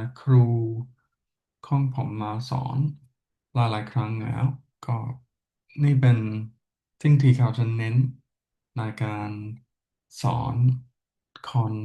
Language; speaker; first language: Thai; non-native, learner; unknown